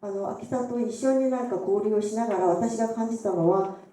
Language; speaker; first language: Japanese; non-native, fluent; Korean